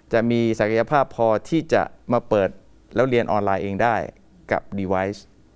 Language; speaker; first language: Thai; native; Thai